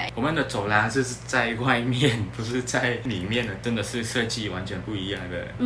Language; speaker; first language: Chinese; early bilingual, other home language; Vietnamese